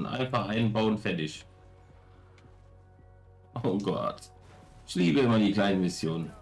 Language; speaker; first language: German; native; German